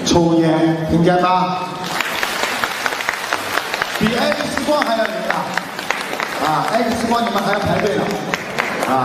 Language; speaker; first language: Chinese; native; Chinese